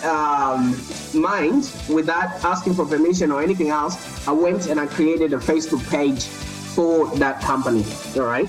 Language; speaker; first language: English; non-native, local second language; Shona